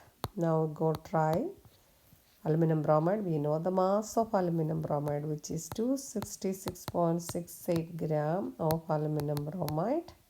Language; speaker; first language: English; non-native, local second language; Malayalam